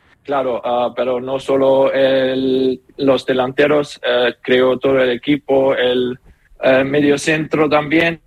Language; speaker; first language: Spanish; non-native, learner; German